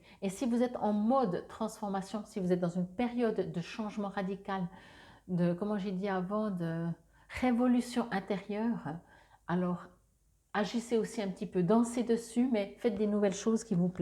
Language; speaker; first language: French; native; French